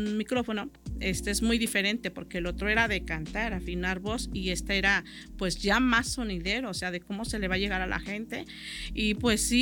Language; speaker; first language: Spanish; native; Spanish